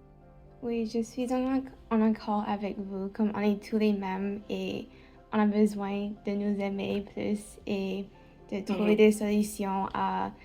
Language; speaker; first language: French; non-native, learner; English